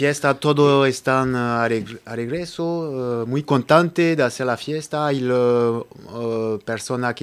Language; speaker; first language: Spanish; non-native, learner; French